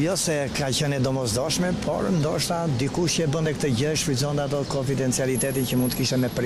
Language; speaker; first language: Albanian; native; Albanian